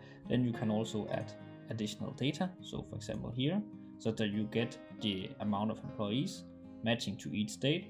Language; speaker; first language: English; non-native, fluent; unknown